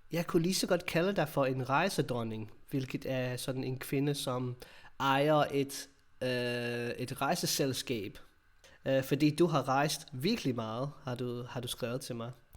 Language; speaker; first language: Danish; non-native, fluent; English